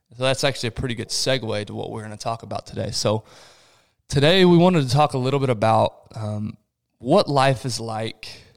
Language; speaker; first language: English; early bilingual, other home language; Portuguese